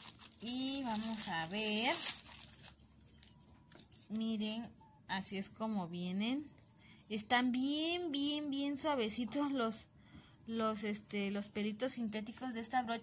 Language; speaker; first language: Spanish; native; Spanish